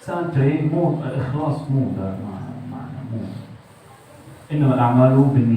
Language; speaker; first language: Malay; non-native, learner; Arabic